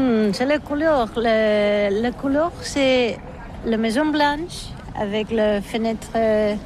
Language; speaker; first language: French; non-native, learner; Catalan